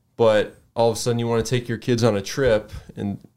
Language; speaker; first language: English; native; English